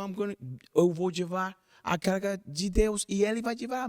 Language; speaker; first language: Portuguese; non-native, learner; Spanish